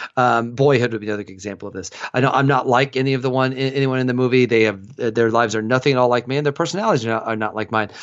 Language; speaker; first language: English; native; English